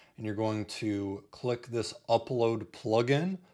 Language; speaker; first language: English; native; English